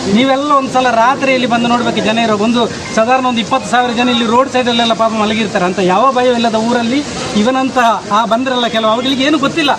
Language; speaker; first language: Kannada; non-native, local second language; Malayalam